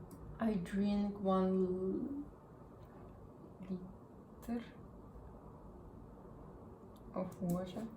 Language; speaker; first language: English; non-native, learner; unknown